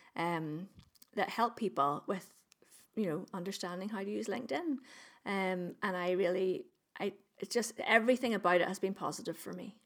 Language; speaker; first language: English; native; English